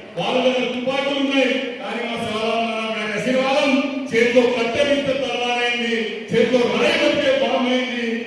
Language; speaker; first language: Telugu; non-native, local second language; Lambadi